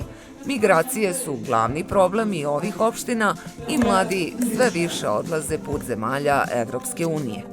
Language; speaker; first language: Serbian; native; Serbian